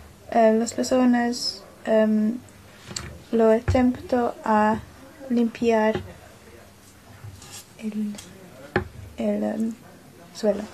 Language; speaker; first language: Spanish; non-native, learner; English